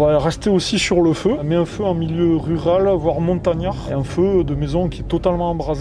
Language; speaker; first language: French; native; French